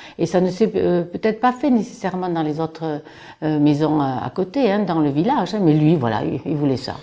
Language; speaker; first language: French; non-native, local second language; Basque